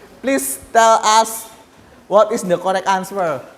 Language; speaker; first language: English; non-native, learner; Indonesian